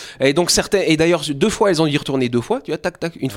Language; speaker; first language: French; native; French